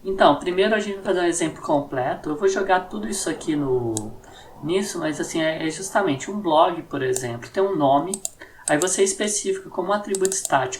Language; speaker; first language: Portuguese; native; Portuguese